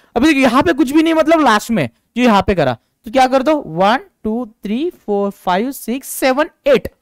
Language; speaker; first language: Hindi; non-native, local second language; Marathi